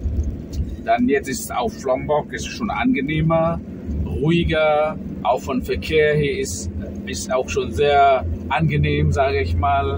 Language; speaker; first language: German; non-native, fluent; Indonesian